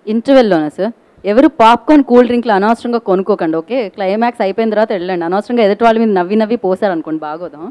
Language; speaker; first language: Telugu; native; Telugu